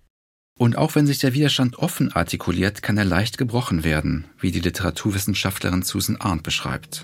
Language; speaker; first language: German; native; German